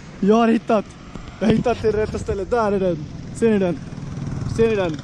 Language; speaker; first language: Swedish; early bilingual, other home language; Nepali